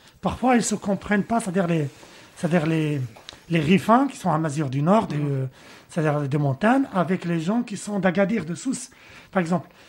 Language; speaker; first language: French; non-native, local second language; Arabic